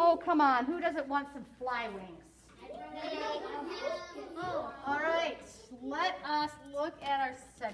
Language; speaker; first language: English; native; English